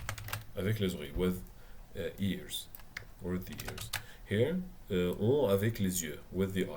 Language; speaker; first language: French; non-native, fluent; Arabic